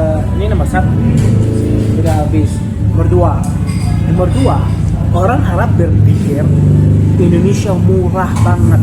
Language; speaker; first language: Indonesian; non-native, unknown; Arabic